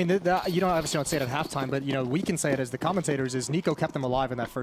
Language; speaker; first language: English; native; English